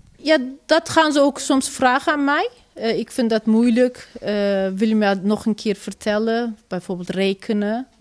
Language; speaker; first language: Dutch; non-native, learner; Turkish